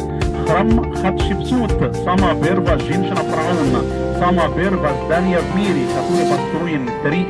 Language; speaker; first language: Russian; non-native, learner; Arabic